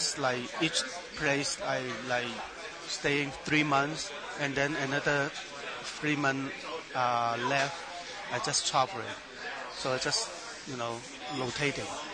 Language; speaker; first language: English; non-native, learner; Chinese